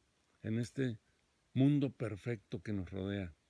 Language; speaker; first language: Spanish; native; Spanish